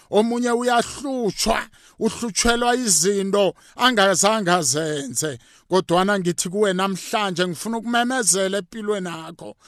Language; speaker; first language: Zulu; native; Zulu